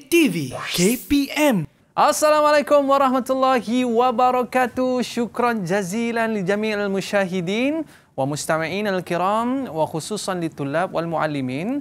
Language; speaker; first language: Arabic; non-native, fluent; Malay